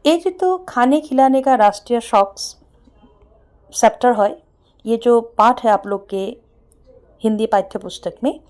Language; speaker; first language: Hindi; non-native, local second language; Assamese